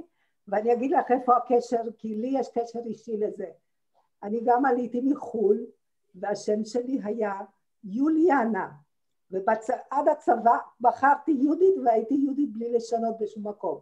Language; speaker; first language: Hebrew; early bilingual, other home language; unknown